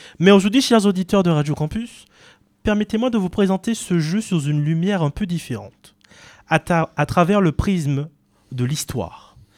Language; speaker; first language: French; native; French